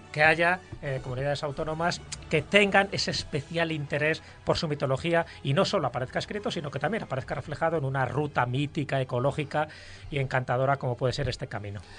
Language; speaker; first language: Spanish; native; Spanish